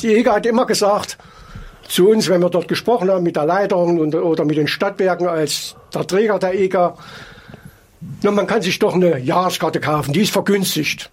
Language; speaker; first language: German; native; German